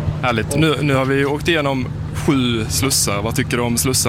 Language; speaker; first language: Swedish; native; Swedish